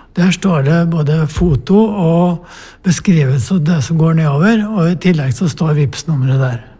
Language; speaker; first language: Norwegian; native; Norwegian